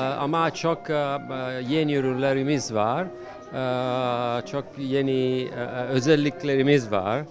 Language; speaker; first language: Turkish; non-native, learner; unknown